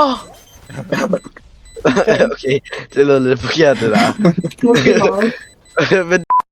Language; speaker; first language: Danish; native; Danish